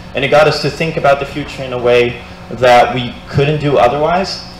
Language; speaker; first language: English; non-native, fluent; Portuguese